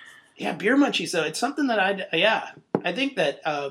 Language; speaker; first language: English; native; English